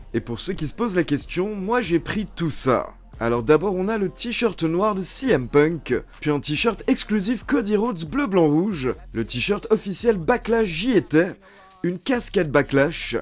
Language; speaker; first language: French; native; French